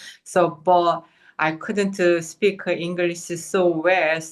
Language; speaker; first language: English; non-native, fluent; Korean